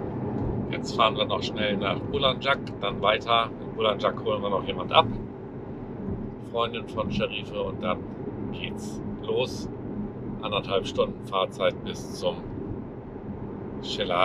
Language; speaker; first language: German; native; German